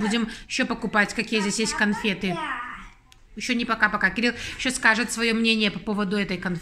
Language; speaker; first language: Russian; native; Russian